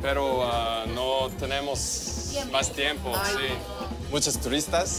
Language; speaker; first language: Spanish; non-native, learner; Korean